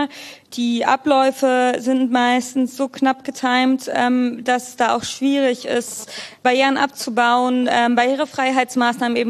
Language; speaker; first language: German; native; German